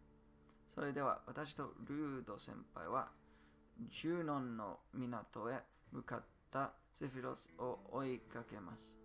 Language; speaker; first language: Japanese; non-native, learner; English